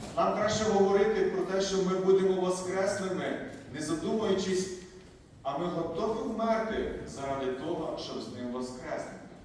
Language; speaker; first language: Ukrainian; native; Ukrainian